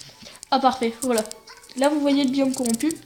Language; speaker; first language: French; native; French